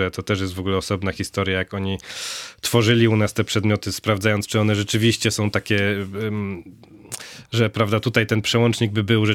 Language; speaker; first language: Polish; native; Polish